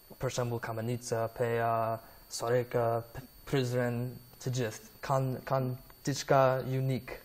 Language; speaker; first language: Albanian; non-native, learner; English